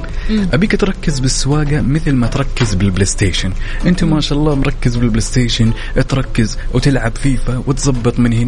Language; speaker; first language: Arabic; native; Arabic